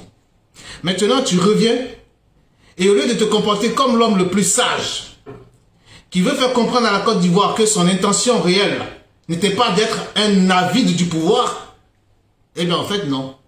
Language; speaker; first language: French; native; French